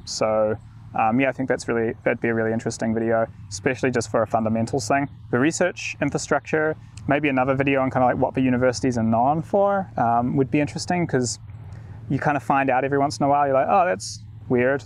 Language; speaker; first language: English; native; English